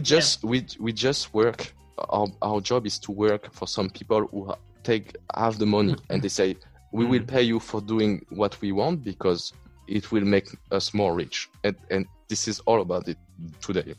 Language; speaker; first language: English; non-native, fluent; French